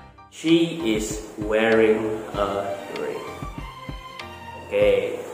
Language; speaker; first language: English; non-native, fluent; Indonesian